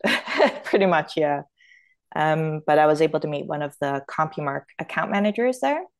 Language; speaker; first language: English; native; English